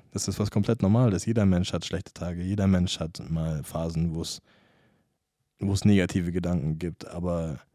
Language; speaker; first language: German; non-native, fluent; English